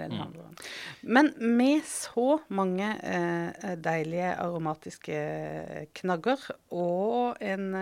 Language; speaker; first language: Norwegian; native; Norwegian